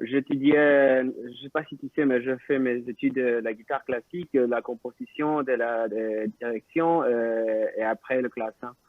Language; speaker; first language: French; non-native, local second language; Spanish